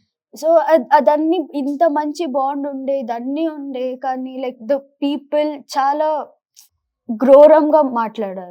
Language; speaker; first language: Telugu; non-native, local second language; Kannada